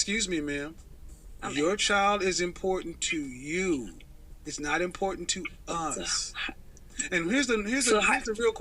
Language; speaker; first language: English; native; English